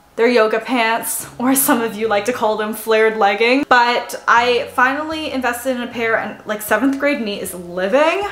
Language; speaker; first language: English; native; English